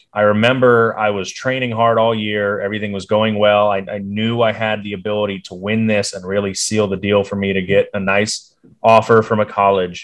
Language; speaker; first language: English; native; English